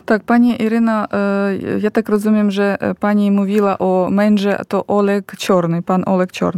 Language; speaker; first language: Polish; non-native, fluent; Ukrainian